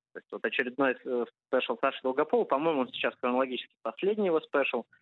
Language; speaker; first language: Russian; early bilingual, heritage; Russian